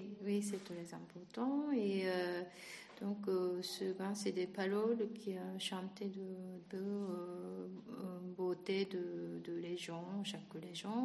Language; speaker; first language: French; non-native, learner; Japanese